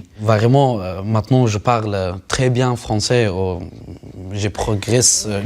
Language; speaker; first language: French; non-native, learner; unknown